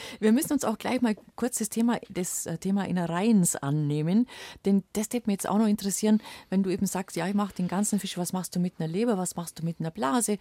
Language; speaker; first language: German; native; German